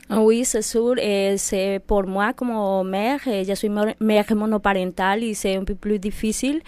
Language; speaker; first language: French; non-native, fluent; Spanish